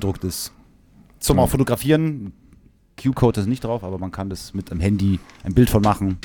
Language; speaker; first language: German; native; German